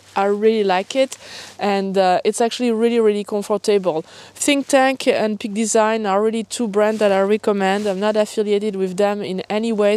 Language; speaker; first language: English; non-native, fluent; French